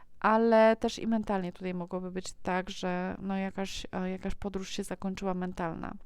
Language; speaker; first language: Polish; native; Polish